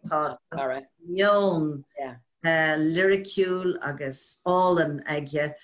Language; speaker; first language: Irish; non-native, local second language; English